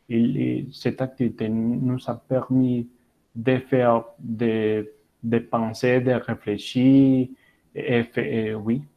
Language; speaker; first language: French; non-native, learner; Spanish